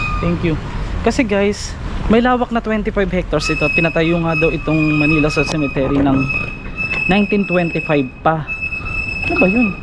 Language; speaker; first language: Filipino; native; Filipino